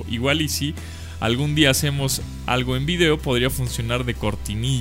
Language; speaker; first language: Spanish; native; Spanish